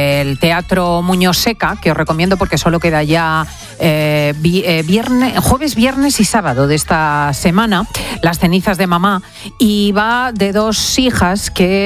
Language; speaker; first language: Spanish; native; Spanish